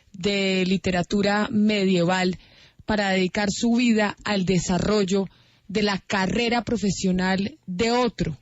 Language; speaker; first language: Spanish; native; Spanish